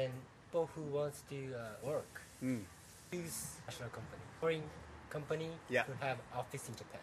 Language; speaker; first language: English; non-native, fluent; Japanese